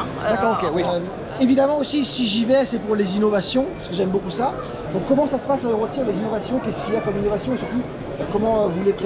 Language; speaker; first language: French; native; French